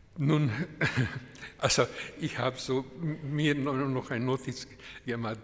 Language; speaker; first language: German; non-native, fluent; Hungarian